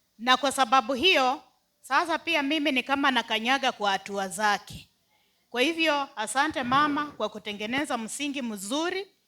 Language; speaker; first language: Swahili; non-native, local second language; Luyia